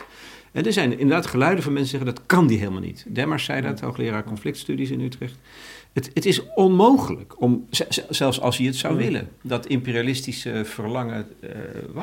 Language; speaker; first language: Dutch; native; Dutch